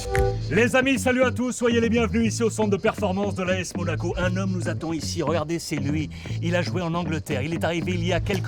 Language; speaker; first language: French; native; French